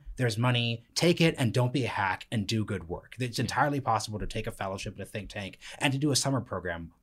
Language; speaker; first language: English; native; English